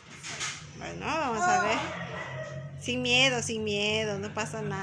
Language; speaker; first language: Spanish; native; Spanish